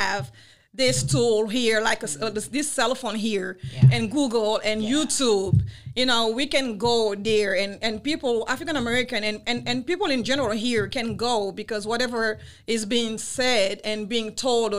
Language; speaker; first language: English; non-native, fluent; Wolof